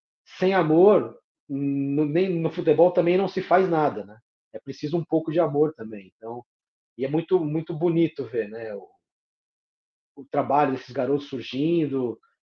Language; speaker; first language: Portuguese; native; Portuguese